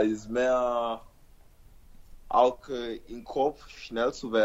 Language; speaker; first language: German; non-native, learner; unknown